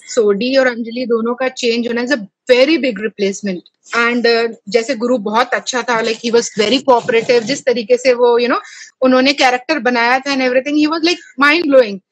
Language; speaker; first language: Hindi; native; Hindi